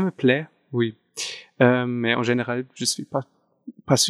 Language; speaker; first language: French; non-native, fluent; German